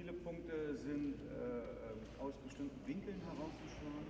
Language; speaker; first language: German; native; German